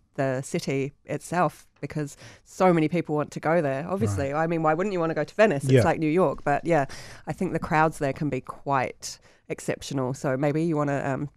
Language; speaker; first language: English; native; English